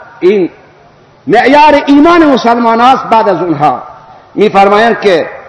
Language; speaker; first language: Persian; non-native, local second language; Baluchi